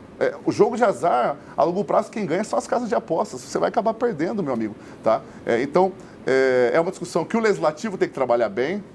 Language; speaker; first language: Portuguese; native; Portuguese